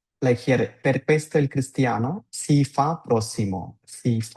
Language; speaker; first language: Italian; non-native, fluent; Tamil